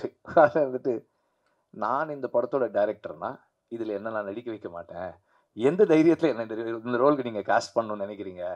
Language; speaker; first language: Tamil; native; Tamil